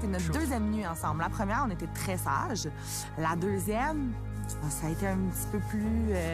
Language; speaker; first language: French; native; French